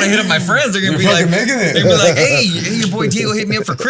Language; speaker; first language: English; native; English